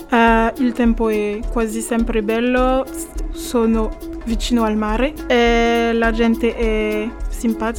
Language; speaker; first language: Italian; non-native, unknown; French